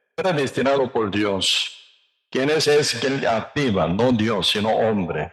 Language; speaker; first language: Spanish; non-native, learner; Korean